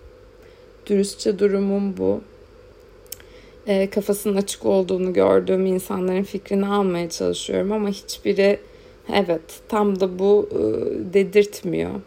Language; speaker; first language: Turkish; native; Turkish